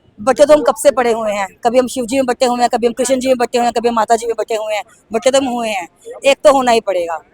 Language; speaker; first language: Hindi; native; Hindi